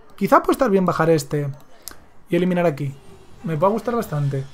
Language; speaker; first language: Spanish; native; Spanish